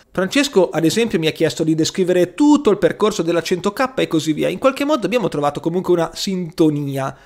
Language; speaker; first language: Italian; native; Italian